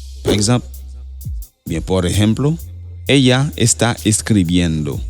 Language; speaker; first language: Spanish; non-native, fluent; Haitian Creole